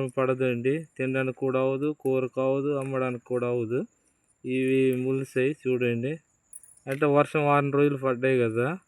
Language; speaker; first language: Telugu; non-native, local second language; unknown